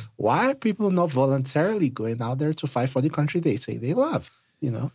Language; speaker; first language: English; non-native, local second language; Yoruba